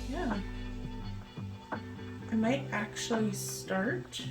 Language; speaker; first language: English; native; English